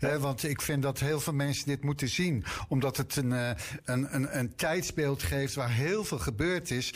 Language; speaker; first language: Dutch; native; Dutch